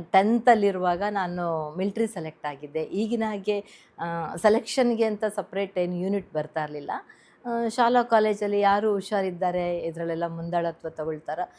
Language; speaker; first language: Kannada; native; Kannada